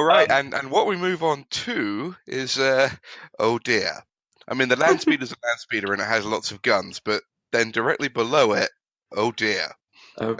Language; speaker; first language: English; native; English